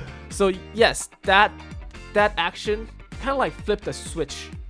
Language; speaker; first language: English; early bilingual, other home language; Chinese